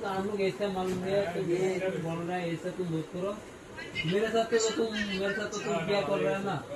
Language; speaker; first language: Hindi; non-native, local second language; Bangla